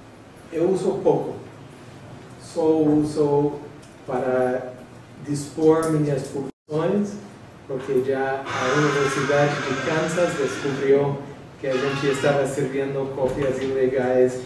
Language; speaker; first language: Portuguese; non-native, fluent; English